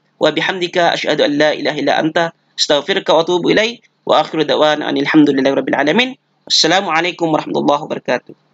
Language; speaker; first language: Arabic; non-native, fluent; Indonesian